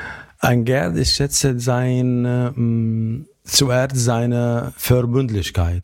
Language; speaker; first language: German; non-native, learner; Arabic